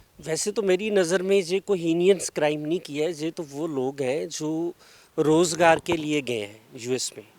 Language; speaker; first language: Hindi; non-native, local second language; Punjabi